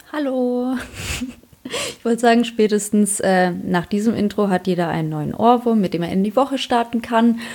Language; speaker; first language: German; early bilingual, other home language; Polish